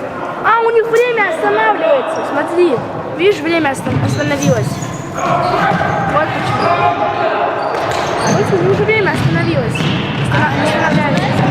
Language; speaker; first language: Russian; native; Russian